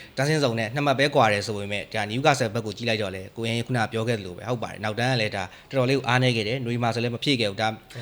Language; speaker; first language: Burmese; native; Burmese